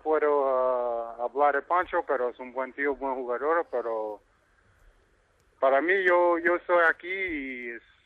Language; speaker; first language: Spanish; non-native, fluent; English